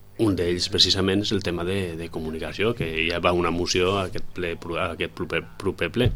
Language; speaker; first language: Catalan; non-native, local second language; Spanish